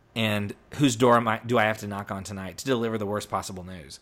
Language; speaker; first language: English; native; English